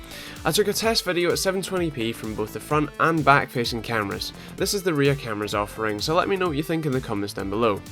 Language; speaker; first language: English; native; English